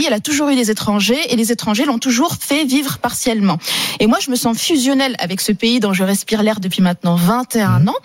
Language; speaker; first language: French; non-native, local second language; Arabic